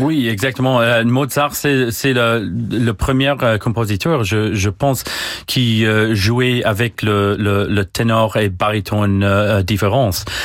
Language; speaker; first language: French; non-native, learner; English